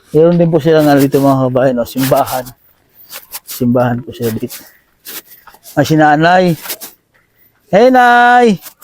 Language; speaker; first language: Filipino; native; Filipino